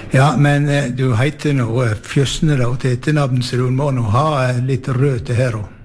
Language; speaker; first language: Norwegian; native; Norwegian